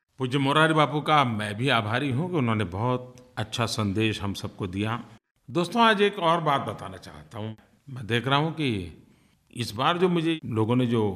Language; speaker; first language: Hindi; non-native, local second language; Gujarati